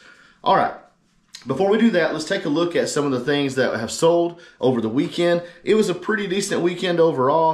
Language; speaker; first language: English; native; English